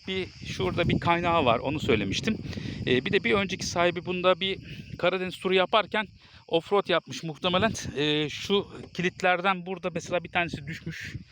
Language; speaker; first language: Turkish; native; Turkish